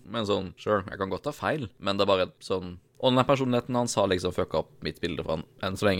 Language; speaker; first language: Norwegian; native; Norwegian